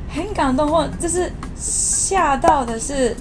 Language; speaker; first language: Chinese; non-native, fluent; Japanese